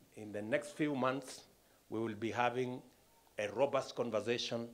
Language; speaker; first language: English; non-native, local second language; Kalenjin